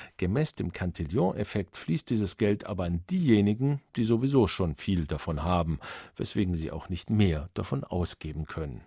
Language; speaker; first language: German; native; German